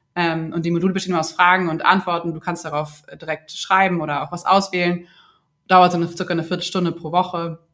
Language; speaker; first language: German; native; German